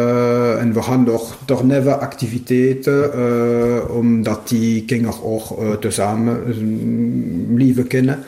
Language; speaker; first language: German; non-native, local second language; French